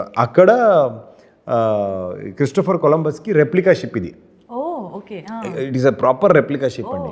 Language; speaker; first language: Telugu; non-native, learner; Kannada